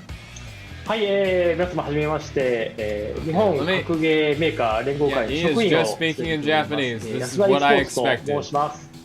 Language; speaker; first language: Japanese; native; Japanese